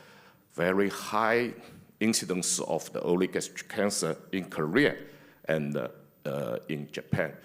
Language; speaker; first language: English; non-native, fluent; Chinese